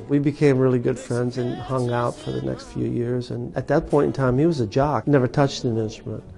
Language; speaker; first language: English; native; English